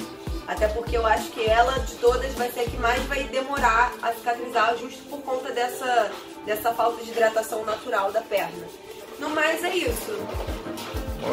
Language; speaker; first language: Portuguese; native; Portuguese